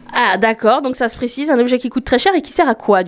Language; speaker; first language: French; native; French